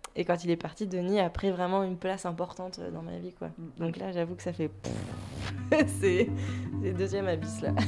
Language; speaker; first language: French; native; French